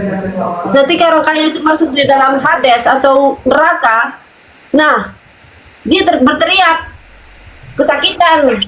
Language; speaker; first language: Indonesian; native; Indonesian